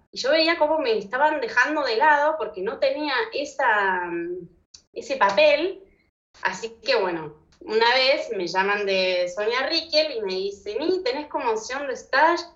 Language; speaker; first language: Spanish; native; Spanish